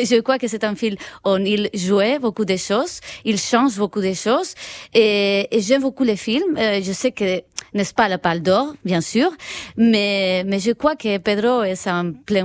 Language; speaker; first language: French; non-native, fluent; Spanish